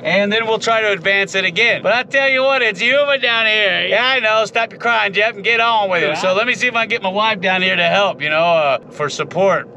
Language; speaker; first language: English; native; English